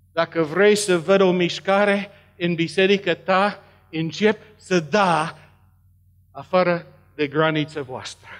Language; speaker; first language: Romanian; non-native, learner; English